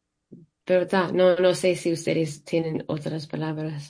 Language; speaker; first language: Spanish; early bilingual, heritage; English